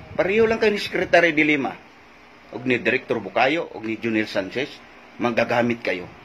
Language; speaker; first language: Filipino; non-native, local second language; Cebuano